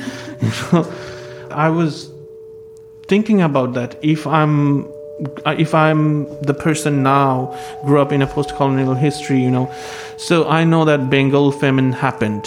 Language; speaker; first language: English; non-native, local second language; Bangla